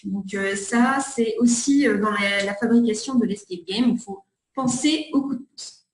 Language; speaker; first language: French; native; French